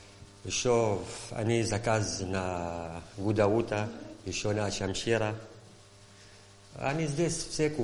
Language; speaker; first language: Russian; non-native, learner; Arabic